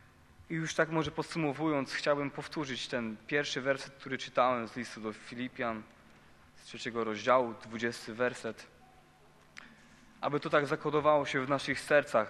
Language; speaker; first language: Polish; native; Polish